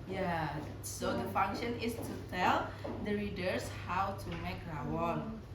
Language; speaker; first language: English; non-native, learner; Indonesian